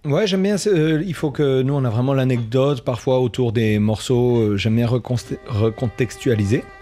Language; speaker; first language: French; native; French